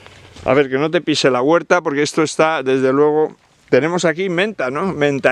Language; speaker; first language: Spanish; native; Spanish